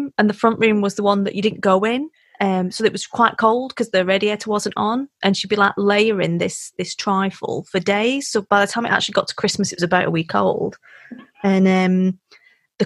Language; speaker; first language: English; native; English